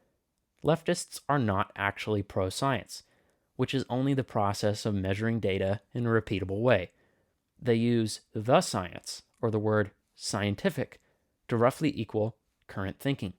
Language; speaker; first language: English; native; English